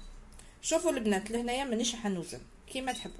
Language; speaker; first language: Arabic; native; Arabic